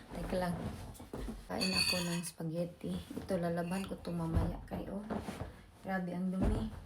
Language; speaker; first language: Filipino; non-native, local second language; Cebuano